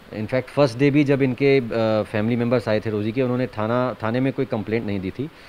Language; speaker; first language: Hindi; native; Hindi